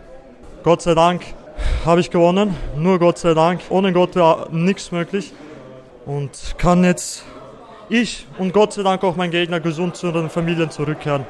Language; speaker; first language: German; early bilingual, other home language; Serbian